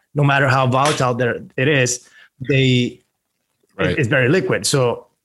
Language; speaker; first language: English; non-native, fluent; Spanish